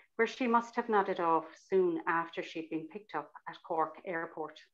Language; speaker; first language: English; native; English